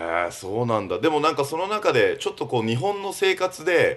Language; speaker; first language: Japanese; native; Japanese